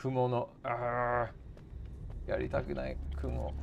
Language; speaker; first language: Japanese; non-native, learner; English